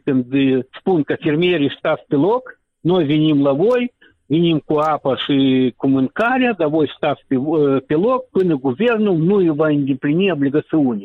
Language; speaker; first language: Romanian; non-native, local second language; Russian